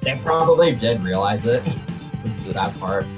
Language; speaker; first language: English; native; English